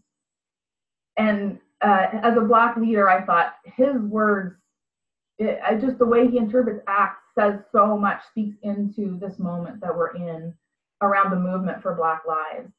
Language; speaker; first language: English; native; English